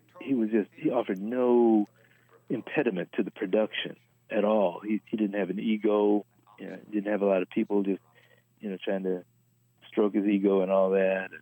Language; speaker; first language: English; native; English